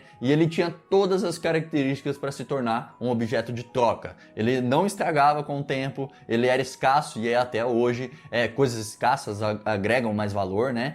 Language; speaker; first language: Portuguese; native; Portuguese